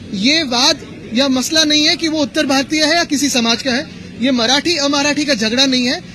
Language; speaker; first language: Hindi; non-native, local second language; Marathi